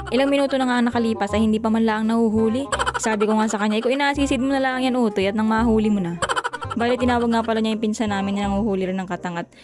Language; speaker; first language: Filipino; native; Filipino